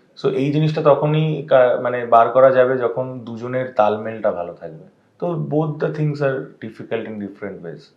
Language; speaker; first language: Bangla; native; Bangla